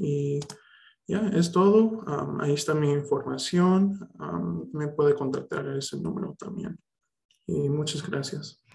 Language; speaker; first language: Spanish; early bilingual, heritage; Spanish